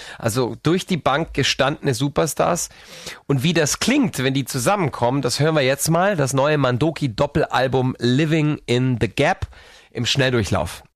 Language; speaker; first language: German; native; German